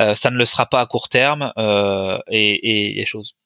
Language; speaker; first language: French; native; French